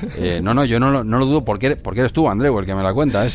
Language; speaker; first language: Spanish; native; Spanish